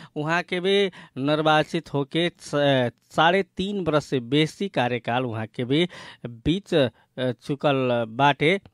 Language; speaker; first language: Bhojpuri; native; Bhojpuri